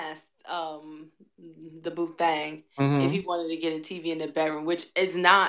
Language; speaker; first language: English; native; English